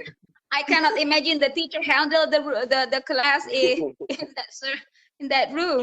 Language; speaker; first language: English; non-native, fluent; Indonesian